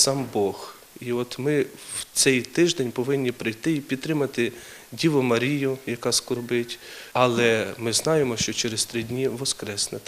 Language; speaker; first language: Ukrainian; native; Ukrainian